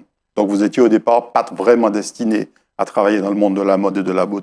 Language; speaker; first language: French; native; French